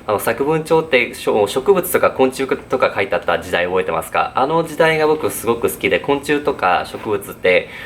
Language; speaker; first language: Japanese; early bilingual, heritage; Japanese